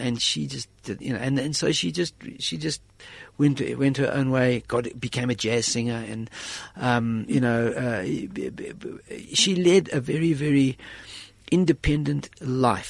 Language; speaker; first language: English; native; English